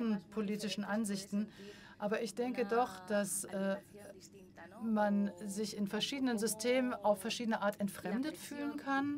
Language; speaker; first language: German; non-native, fluent; Spanish